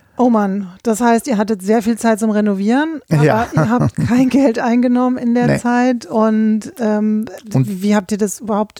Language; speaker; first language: German; native; German